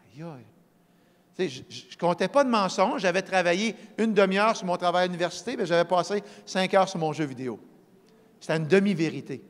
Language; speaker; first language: French; native; French